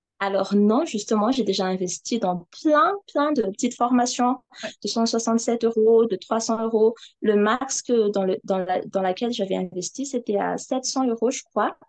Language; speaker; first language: French; non-native, local second language; Malagasy